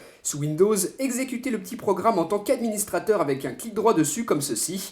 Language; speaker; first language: French; native; French